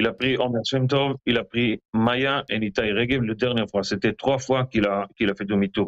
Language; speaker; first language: French; non-native, learner; Hebrew